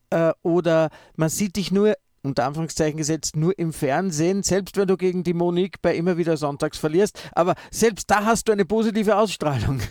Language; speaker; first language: German; native; German